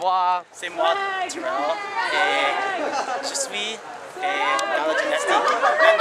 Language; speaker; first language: French; non-native, learner; English